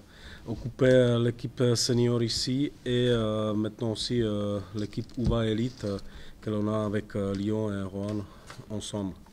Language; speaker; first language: French; non-native, fluent; Czech